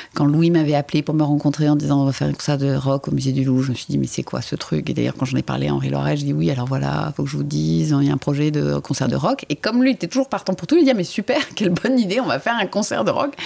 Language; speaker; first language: French; native; French